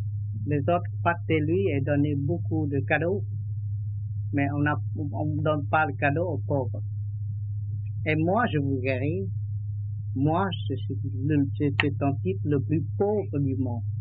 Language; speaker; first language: French; non-native, learner; Vietnamese